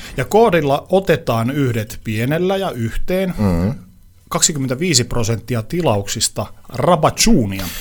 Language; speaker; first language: Finnish; native; Finnish